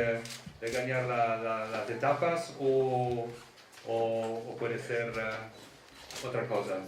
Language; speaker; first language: Spanish; non-native, learner; Italian